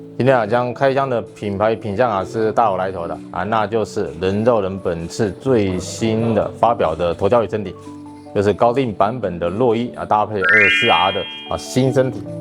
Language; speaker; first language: Chinese; native; Chinese